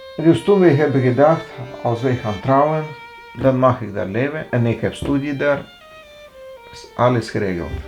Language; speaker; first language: Dutch; non-native, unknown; Russian